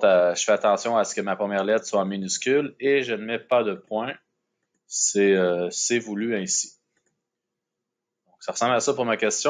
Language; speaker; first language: French; native; French